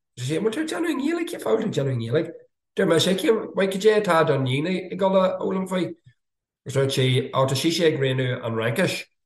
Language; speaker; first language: Irish; non-native, fluent; English